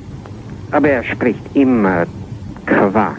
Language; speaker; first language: German; non-native, fluent; English